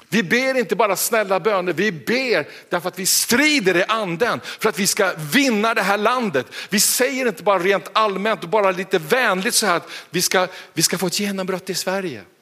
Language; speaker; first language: Swedish; native; Swedish